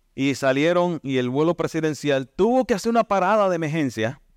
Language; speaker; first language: Spanish; native; Spanish